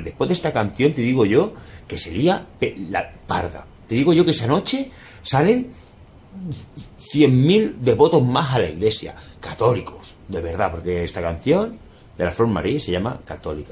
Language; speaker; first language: Spanish; native; Spanish